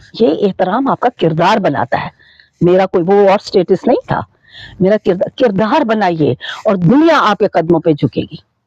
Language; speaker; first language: Urdu; native; Urdu